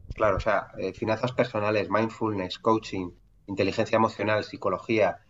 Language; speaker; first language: Spanish; native; Spanish